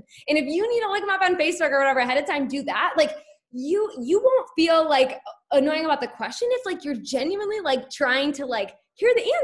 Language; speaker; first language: English; native; English